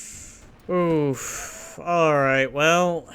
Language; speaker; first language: English; native; English